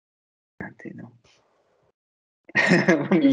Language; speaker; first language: Japanese; non-native, learner; Italian